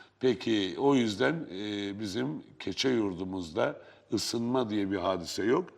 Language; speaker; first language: Turkish; native; Turkish